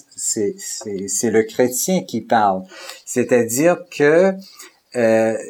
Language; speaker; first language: French; native; French